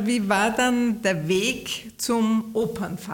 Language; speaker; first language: German; native; German